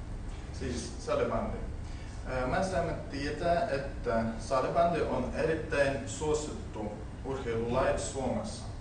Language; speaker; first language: Finnish; non-native, learner; Russian